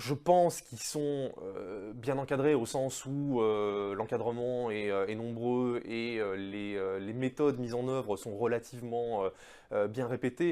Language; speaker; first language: French; native; French